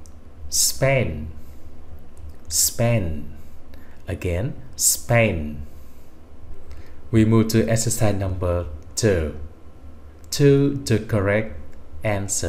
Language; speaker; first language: English; non-native, fluent; Vietnamese